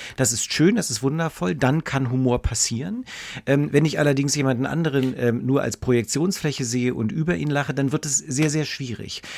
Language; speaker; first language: German; native; German